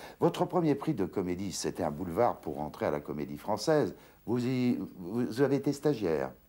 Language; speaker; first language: French; native; French